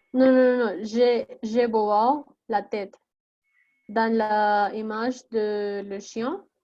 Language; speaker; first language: French; non-native, learner; Spanish